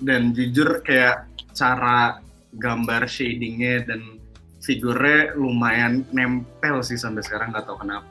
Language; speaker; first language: Indonesian; native; Indonesian